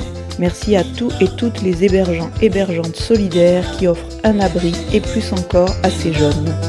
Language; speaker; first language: French; native; French